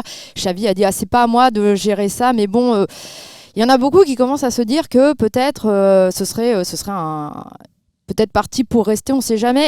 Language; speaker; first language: French; native; French